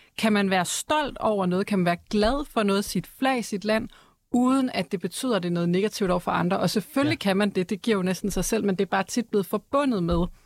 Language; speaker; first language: Danish; native; Danish